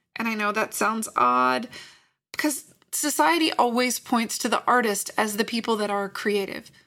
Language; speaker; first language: English; native; English